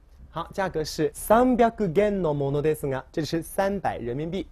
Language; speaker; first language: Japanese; non-native, fluent; Chinese